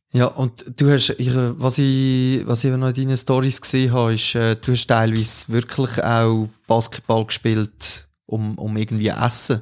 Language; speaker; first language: German; native; German